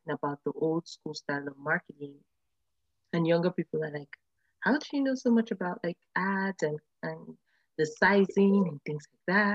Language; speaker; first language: English; non-native, local second language; Yoruba